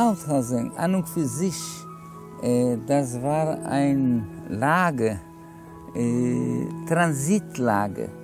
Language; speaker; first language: German; non-native, fluent; Polish